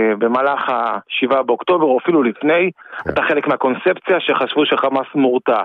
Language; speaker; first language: Hebrew; native; Hebrew